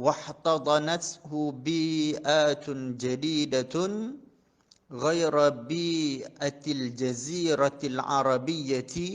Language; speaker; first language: Arabic; non-native, fluent; Malay